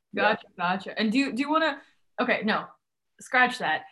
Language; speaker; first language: English; non-native, local second language; Cantonese